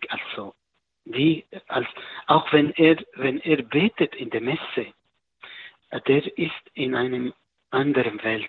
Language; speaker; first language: German; non-native, learner; Arabic